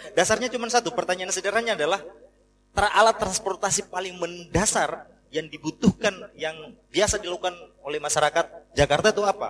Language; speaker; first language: Indonesian; native; Indonesian